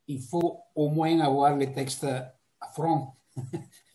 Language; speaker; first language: French; non-native, fluent; Italian